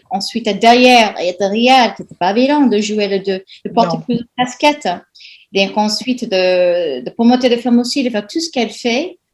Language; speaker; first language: French; non-native, fluent; English